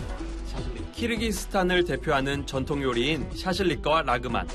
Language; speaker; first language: Korean; native; Korean